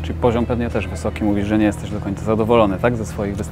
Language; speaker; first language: Polish; native; Polish